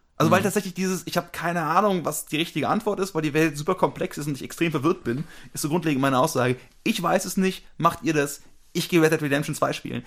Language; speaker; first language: German; native; German